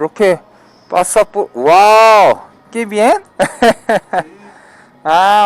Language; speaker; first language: Spanish; non-native, learner; Korean